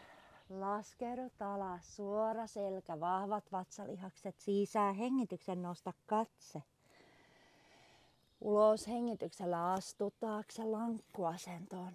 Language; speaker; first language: Finnish; native; Finnish